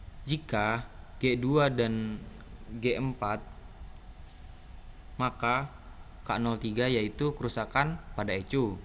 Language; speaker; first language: Indonesian; native; Indonesian